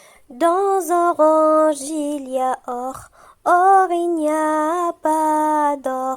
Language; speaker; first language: French; non-native, local second language; Arabic